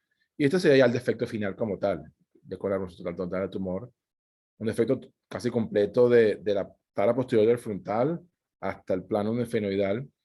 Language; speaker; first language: Spanish; native; Spanish